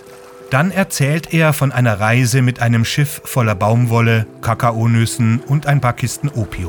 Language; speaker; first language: German; native; German